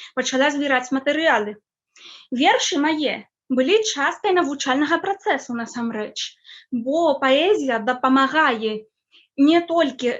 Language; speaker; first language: Belarusian; non-native, fluent; Spanish